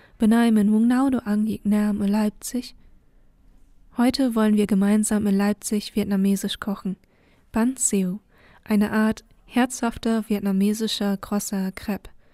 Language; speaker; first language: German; early bilingual, other home language; Vietnamese